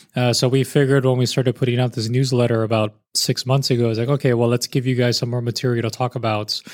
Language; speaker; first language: English; native; English